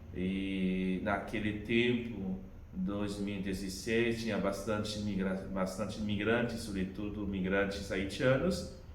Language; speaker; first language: Portuguese; non-native, fluent; Haitian Creole